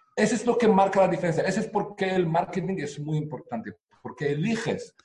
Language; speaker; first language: Spanish; non-native, fluent; Hebrew